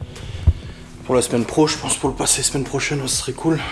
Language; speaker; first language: French; native; French